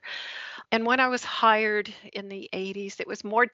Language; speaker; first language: English; native; English